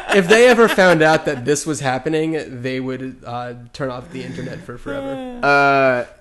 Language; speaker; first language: English; native; English